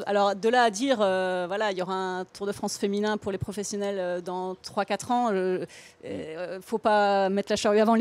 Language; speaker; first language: French; native; French